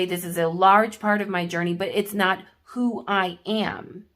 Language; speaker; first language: English; native; English